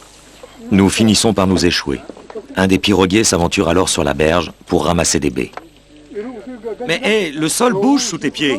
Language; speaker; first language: French; native; French